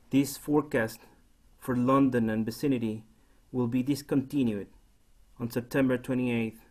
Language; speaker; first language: English; non-native, fluent; Spanish